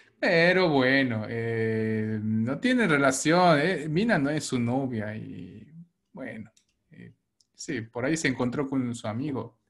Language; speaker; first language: Spanish; non-native, fluent; Korean